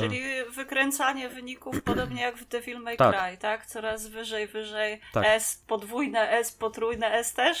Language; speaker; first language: Polish; native; Polish